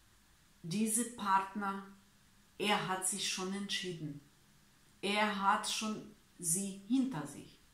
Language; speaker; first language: German; non-native, learner; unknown